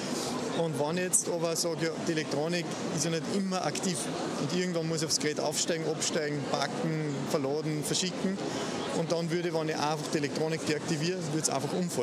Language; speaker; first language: German; native; German